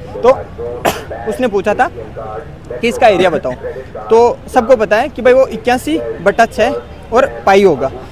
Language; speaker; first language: Hindi; native; Hindi